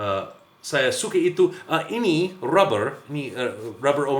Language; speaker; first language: Indonesian; non-native, learner; English